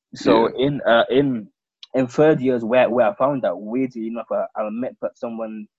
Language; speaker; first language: English; native; English